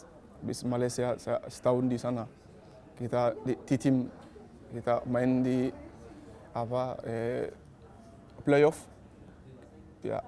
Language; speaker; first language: Indonesian; non-native, learner; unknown